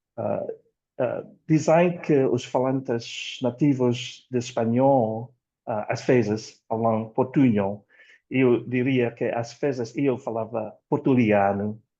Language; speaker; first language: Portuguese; non-native, fluent; Indonesian